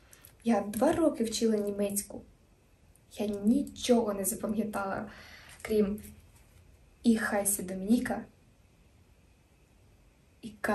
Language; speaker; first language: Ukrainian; non-native, local second language; Russian